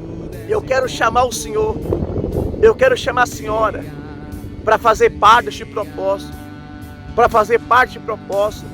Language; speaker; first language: Portuguese; native; Portuguese